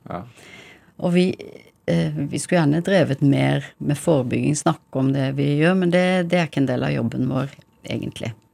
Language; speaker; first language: Norwegian; early bilingual, heritage; English